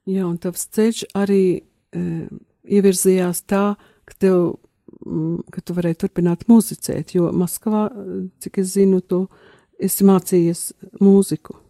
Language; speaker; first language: Latvian; native; Latvian